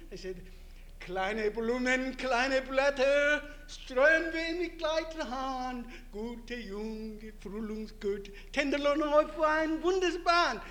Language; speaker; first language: German; non-native, learner; Korean